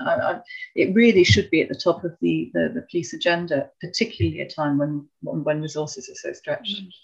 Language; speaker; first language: English; native; English